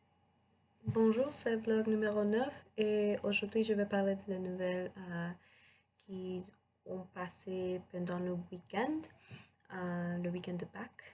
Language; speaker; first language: French; non-native, learner; English